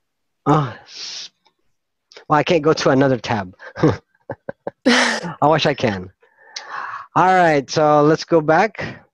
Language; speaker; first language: English; non-native, fluent; Filipino